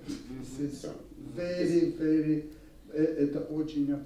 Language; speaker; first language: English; non-native, learner; Russian